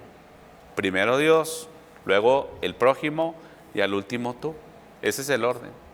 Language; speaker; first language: Spanish; native; Spanish